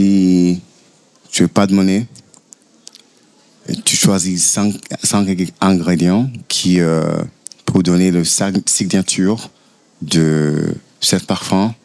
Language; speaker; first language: French; non-native, fluent; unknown